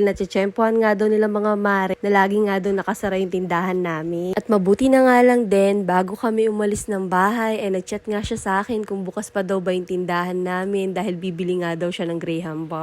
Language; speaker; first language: Filipino; native; Filipino